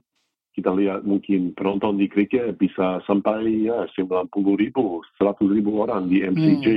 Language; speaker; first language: Indonesian; non-native, fluent; English